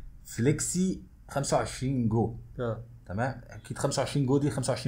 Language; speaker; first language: Arabic; native; Arabic